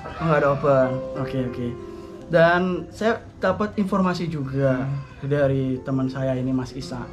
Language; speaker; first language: Indonesian; native; Indonesian